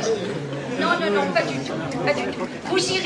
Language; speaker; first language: French; non-native, local second language; Arabic